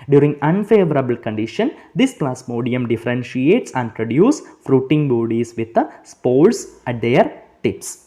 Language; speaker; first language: English; non-native, local second language; Malayalam